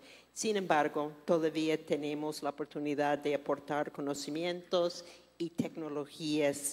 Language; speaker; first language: Spanish; non-native, fluent; English